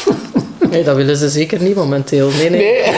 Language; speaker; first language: Dutch; native; Dutch